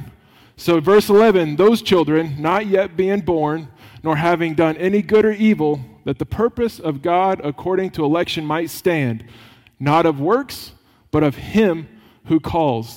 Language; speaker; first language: English; native; English